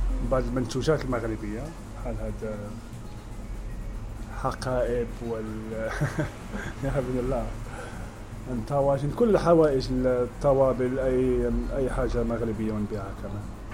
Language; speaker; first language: Arabic; native; Arabic